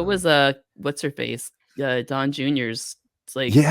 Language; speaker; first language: English; native; English